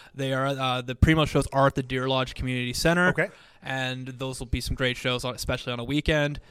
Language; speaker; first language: English; native; English